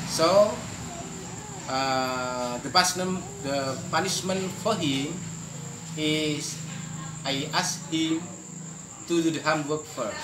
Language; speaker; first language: English; non-native, fluent; Indonesian